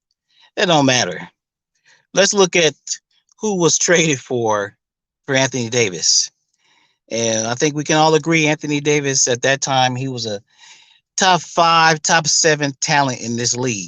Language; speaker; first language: English; native; English